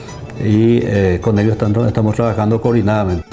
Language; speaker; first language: Spanish; native; Spanish